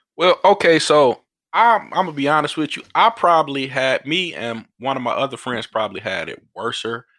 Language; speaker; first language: English; native; English